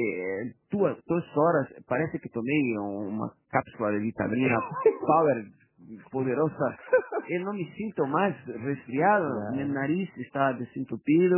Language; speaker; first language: Spanish; non-native, fluent; Portuguese